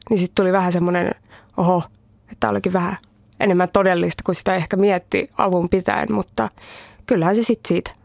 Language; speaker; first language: Finnish; early bilingual, heritage; Finnish